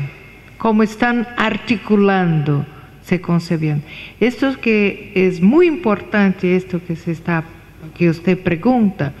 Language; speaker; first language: Spanish; non-native, fluent; Portuguese